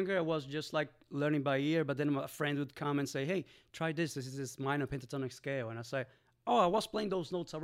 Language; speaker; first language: English; non-native, fluent; Portuguese